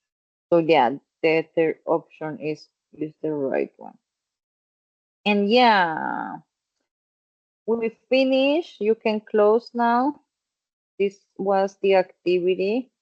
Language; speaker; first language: English; non-native, fluent; Spanish